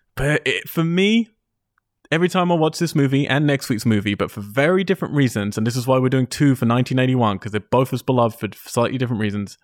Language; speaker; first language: English; native; English